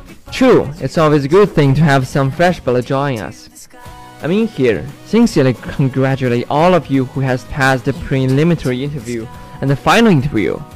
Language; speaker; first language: English; non-native, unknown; Chinese